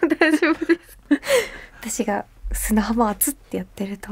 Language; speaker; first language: Japanese; native; Japanese